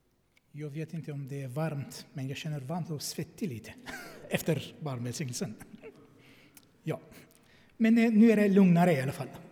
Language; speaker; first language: Swedish; non-native, fluent; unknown